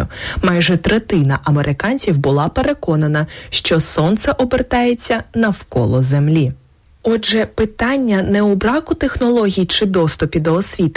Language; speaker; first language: Ukrainian; native; Ukrainian